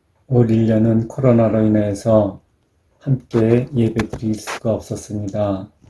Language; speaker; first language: Korean; native; Korean